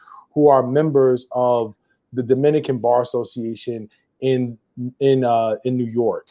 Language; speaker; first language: English; native; English